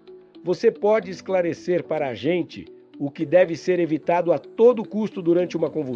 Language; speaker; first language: Portuguese; native; Portuguese